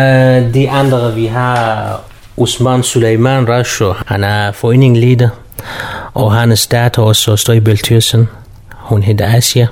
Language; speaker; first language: Danish; non-native, learner; Kurdish